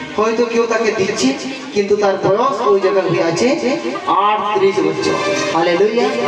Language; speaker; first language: Bangla; non-native, local second language; Santali